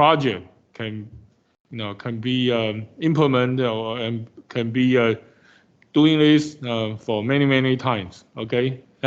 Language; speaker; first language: English; non-native, fluent; Chinese